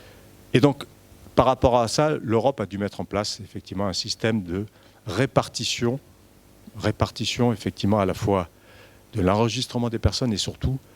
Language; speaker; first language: French; native; French